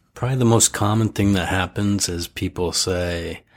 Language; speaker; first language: English; native; English